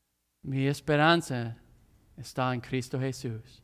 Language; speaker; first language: Spanish; non-native, fluent; English